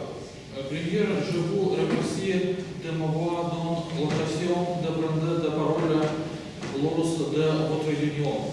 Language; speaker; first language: French; non-native, learner; Russian